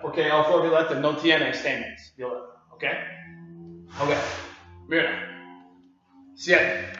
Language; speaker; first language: Spanish; non-native, learner; English